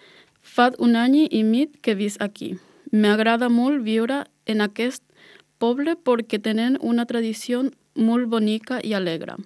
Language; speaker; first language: Catalan; non-native, learner; Spanish